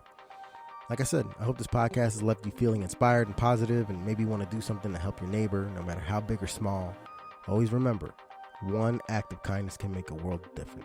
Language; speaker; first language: English; native; English